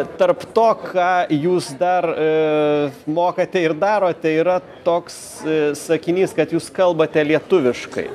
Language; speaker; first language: Lithuanian; native; Lithuanian